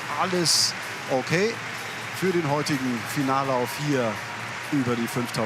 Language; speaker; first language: German; native; German